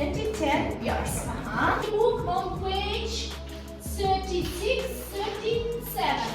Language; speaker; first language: English; non-native, learner; Kazakh